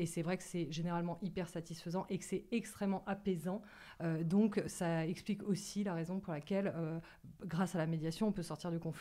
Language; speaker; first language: French; native; French